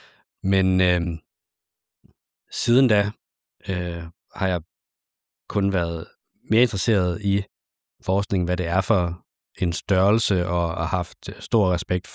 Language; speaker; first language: Danish; native; Danish